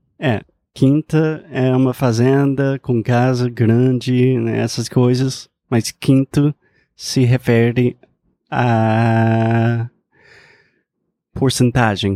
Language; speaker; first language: Portuguese; non-native, fluent; English